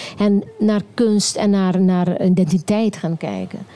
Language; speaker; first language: Dutch; non-native, local second language; Papiamento